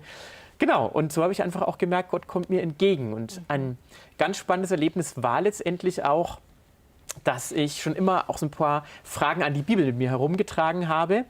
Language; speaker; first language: German; native; German